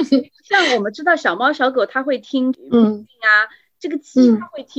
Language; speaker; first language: Chinese; native; Chinese